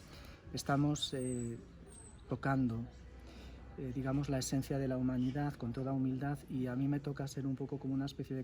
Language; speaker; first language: Spanish; native; Spanish